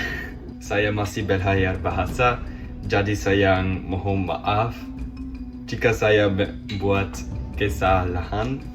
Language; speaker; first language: Indonesian; non-native, learner; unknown